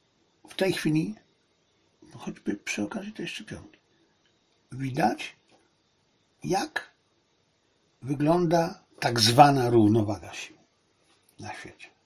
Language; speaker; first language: Polish; native; Polish